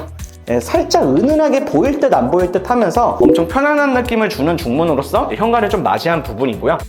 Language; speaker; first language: Korean; native; Korean